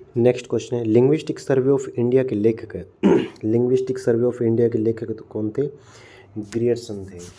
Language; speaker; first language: Hindi; native; Hindi